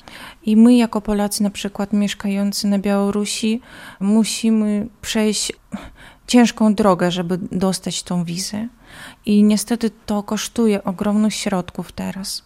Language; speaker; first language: Polish; non-native, fluent; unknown